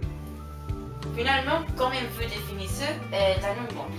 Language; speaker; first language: French; non-native, learner; Spanish